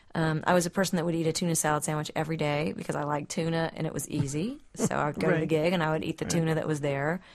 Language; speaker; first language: English; native; English